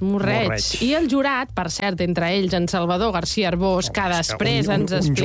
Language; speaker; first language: Catalan; native; Catalan